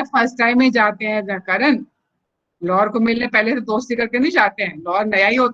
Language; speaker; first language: Hindi; native; Hindi